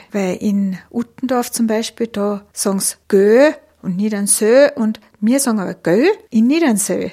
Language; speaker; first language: German; native; German